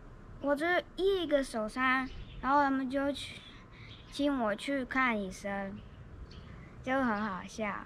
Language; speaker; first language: Chinese; early bilingual, other home language; Russian